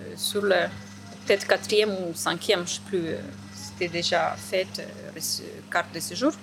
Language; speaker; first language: French; non-native, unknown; Ukrainian